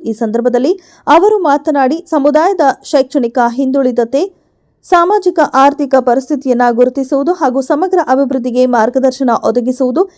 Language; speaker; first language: Kannada; native; Kannada